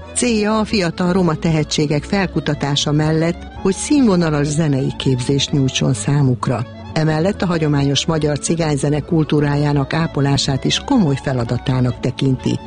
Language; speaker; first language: Hungarian; native; Hungarian